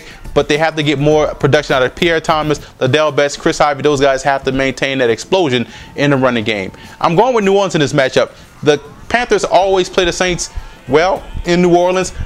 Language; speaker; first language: English; native; English